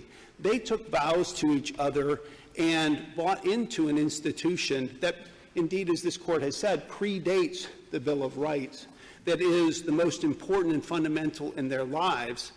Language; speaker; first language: English; native; English